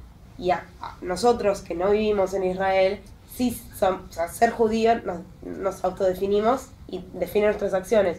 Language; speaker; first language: Spanish; non-native, fluent; Portuguese